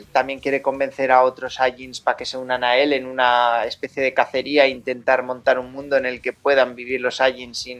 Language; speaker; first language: Spanish; native; Spanish